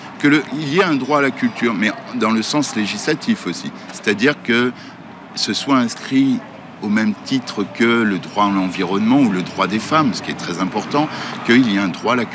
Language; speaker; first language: French; native; French